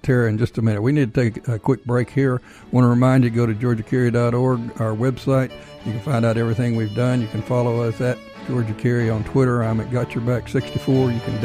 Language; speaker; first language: English; native; English